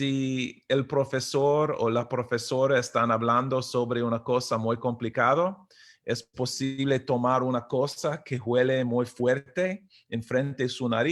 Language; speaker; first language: Spanish; non-native, fluent; English